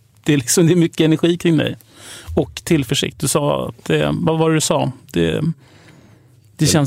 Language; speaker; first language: Swedish; native; Swedish